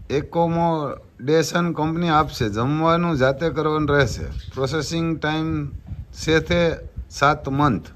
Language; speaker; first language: Hindi; non-native, local second language; Gujarati